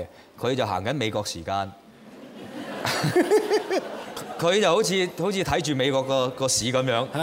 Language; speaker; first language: Cantonese; native; Cantonese